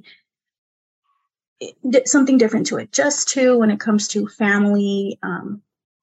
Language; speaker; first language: English; early bilingual, other home language; Spanish